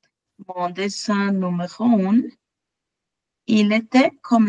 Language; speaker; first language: French; non-native, learner; Portuguese